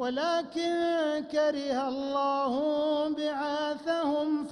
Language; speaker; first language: Arabic; native; Arabic